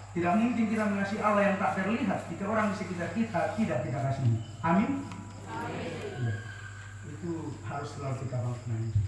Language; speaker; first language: Indonesian; non-native, local second language; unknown